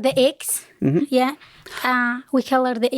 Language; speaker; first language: English; non-native, learner; Kurdish